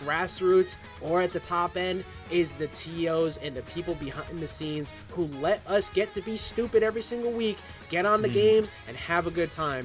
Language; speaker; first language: English; native; English